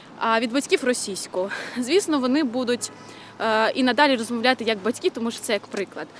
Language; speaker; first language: Ukrainian; non-native, local second language; Russian